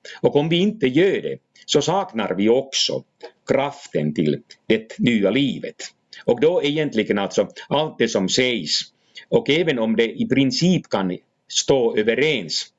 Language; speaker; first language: Swedish; non-native, fluent; Finnish